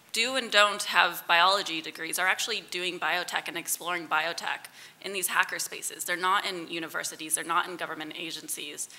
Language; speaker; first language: English; native; English